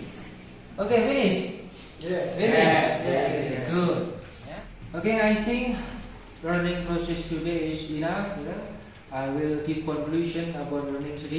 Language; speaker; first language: English; non-native, learner; Indonesian